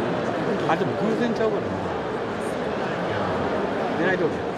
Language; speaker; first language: Japanese; native; Japanese